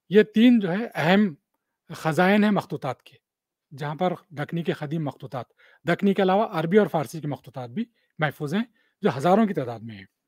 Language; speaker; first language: Hindi; non-native, local second language; Urdu